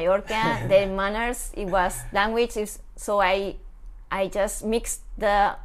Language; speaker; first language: English; non-native, learner; Spanish